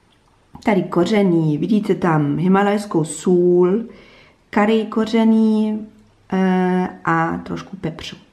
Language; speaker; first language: Czech; non-native, fluent; German